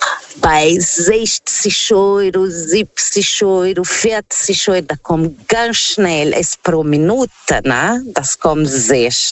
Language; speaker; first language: German; non-native, fluent; Portuguese